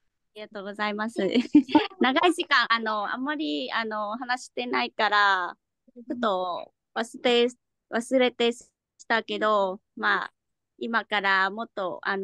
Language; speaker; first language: Japanese; non-native, learner; Vietnamese